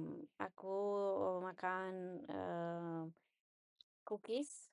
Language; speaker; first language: Indonesian; non-native, learner; English